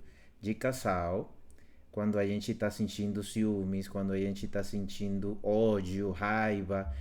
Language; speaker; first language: Portuguese; non-native, fluent; Spanish